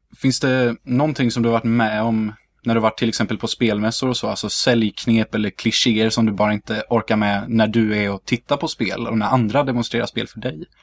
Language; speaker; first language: Swedish; early bilingual, other home language; Hungarian